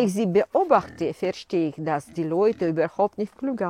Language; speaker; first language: German; non-native, fluent; Russian